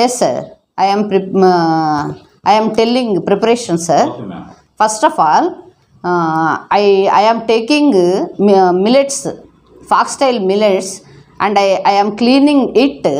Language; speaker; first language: English; non-native, learner; Telugu